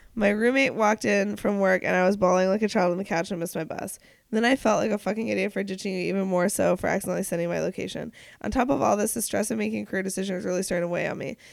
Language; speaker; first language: English; native; English